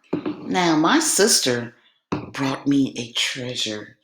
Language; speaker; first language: English; native; English